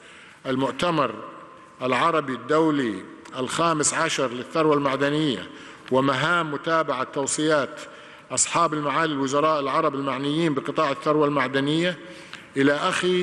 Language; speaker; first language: Arabic; native; Arabic